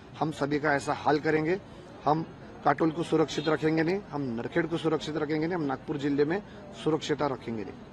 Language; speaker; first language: Hindi; non-native, local second language; Marathi